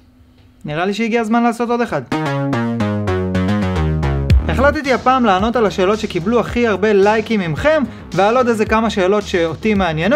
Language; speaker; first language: Hebrew; native; Hebrew